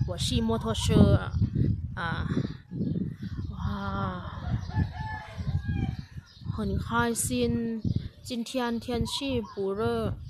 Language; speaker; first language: Chinese; non-native, learner; Thai